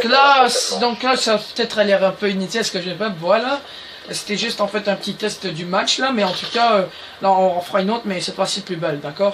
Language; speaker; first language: French; native; French